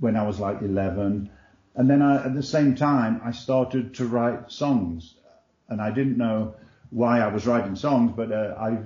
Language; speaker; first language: English; native; English